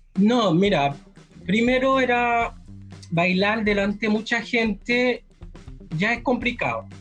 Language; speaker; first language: Spanish; non-native, fluent; Haitian Creole